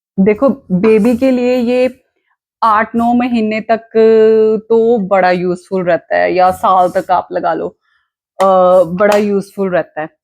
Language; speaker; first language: Hindi; non-native, local second language; Punjabi